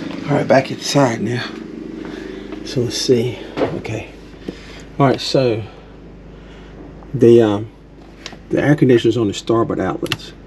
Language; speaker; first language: English; native; English